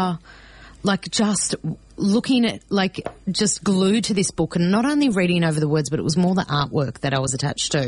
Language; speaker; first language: English; early bilingual, other home language; Greek